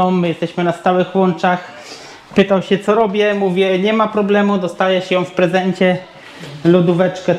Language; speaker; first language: Polish; native; Polish